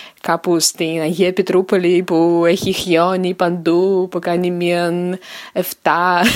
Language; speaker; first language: Greek; non-native, learner; Russian